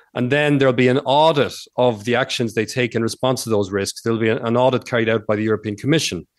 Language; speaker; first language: English; native; English